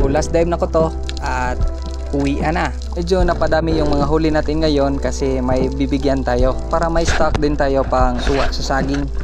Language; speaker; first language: Filipino; non-native, local second language; Cebuano